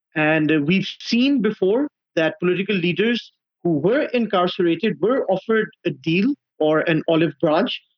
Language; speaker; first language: English; non-native, local second language; Urdu